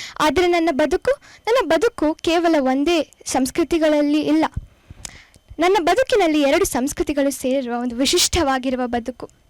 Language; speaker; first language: Kannada; non-native, local second language; Konkani